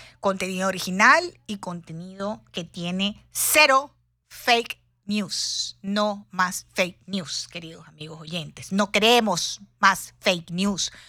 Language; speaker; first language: Spanish; native; Spanish